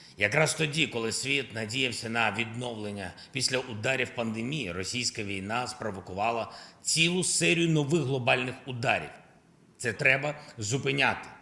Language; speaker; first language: Ukrainian; non-native, local second language; Russian